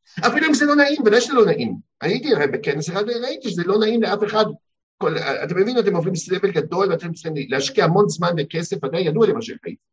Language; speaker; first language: Hebrew; early bilingual, heritage; Hebrew